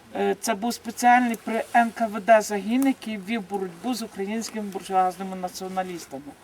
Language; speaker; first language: Ukrainian; native; Ukrainian